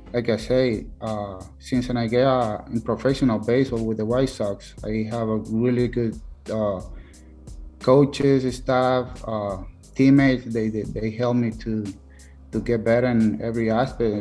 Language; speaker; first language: English; non-native, learner; Spanish